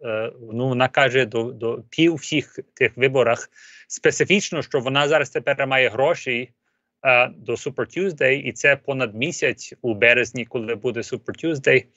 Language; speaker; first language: Ukrainian; early bilingual, heritage; Ukrainian